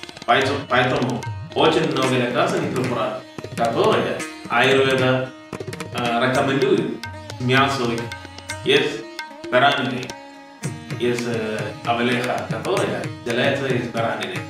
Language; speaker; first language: Russian; non-native, fluent; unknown